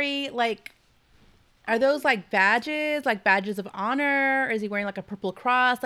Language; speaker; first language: English; native; English